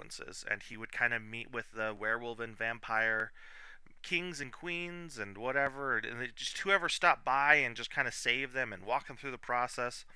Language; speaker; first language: English; native; English